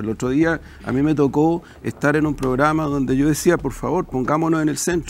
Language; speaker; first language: Spanish; native; Spanish